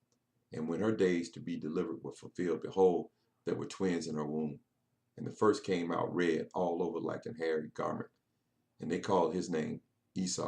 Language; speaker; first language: English; native; English